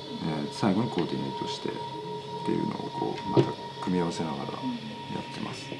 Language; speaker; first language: Japanese; native; Japanese